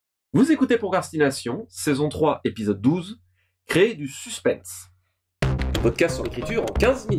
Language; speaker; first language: French; native; French